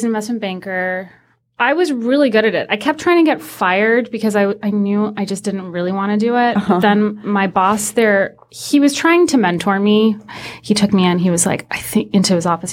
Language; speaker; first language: English; early bilingual, other home language; Persian